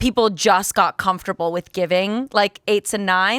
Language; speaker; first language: English; native; English